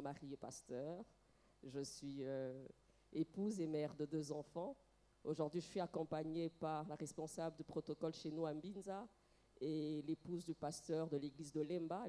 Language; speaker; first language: French; non-native, local second language; Lingala